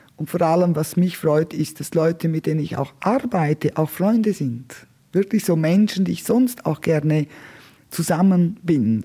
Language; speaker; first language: German; non-native, local second language; Romansh